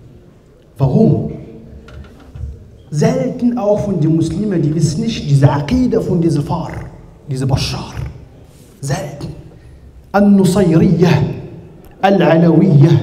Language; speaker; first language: German; non-native, learner; Arabic